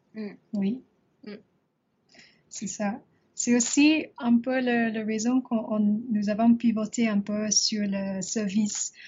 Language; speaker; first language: French; non-native, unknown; English